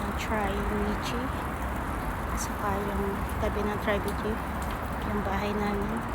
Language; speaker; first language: Filipino; native; Filipino